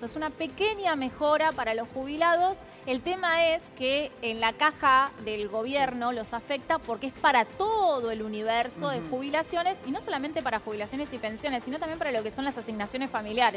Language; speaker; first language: Spanish; native; Spanish